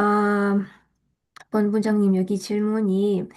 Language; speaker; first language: Korean; non-native, fluent; Russian